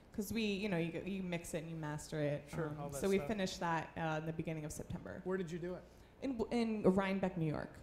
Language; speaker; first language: English; native; English